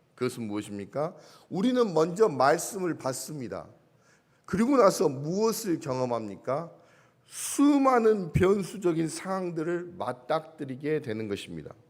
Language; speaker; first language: Korean; native; Korean